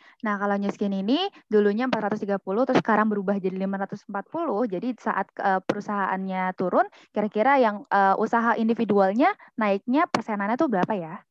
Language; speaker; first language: Indonesian; native; Indonesian